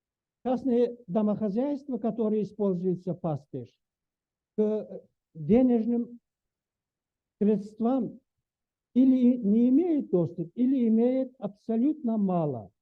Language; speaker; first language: Russian; native; Russian